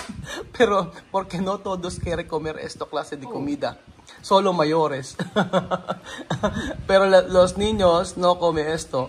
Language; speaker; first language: Spanish; non-native, learner; Filipino